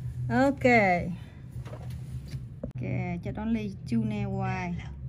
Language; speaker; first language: English; non-native, learner; Vietnamese